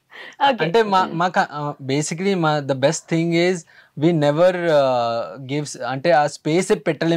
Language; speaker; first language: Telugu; early bilingual, heritage; Telugu